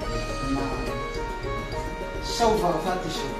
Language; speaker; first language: Arabic; non-native, learner; Indonesian